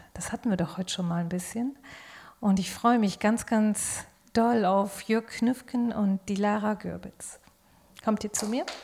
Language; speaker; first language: German; native; German